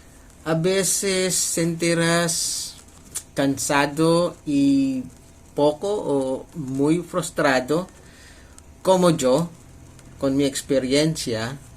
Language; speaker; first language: Spanish; non-native, learner; Filipino